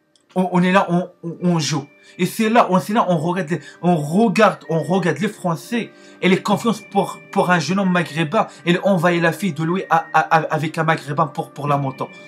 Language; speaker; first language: French; non-native, learner; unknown